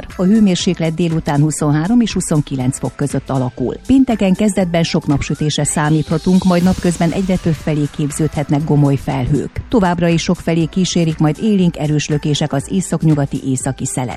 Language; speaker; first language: Hungarian; native; Hungarian